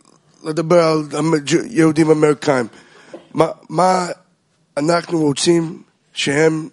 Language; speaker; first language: Hebrew; non-native, fluent; English